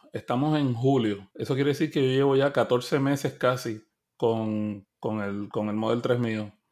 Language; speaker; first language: Spanish; native; Spanish